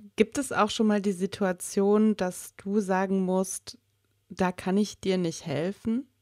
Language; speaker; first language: German; native; German